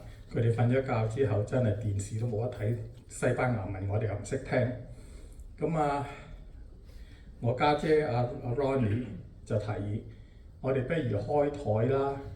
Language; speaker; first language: Cantonese; native; Cantonese